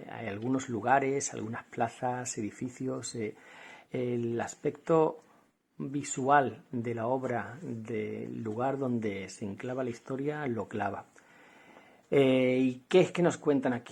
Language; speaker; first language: Spanish; native; Spanish